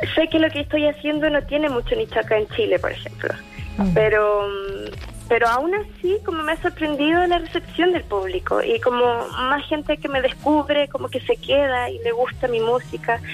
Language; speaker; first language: Spanish; native; Spanish